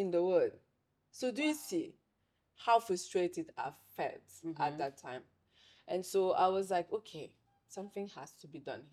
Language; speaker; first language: English; non-native, fluent; French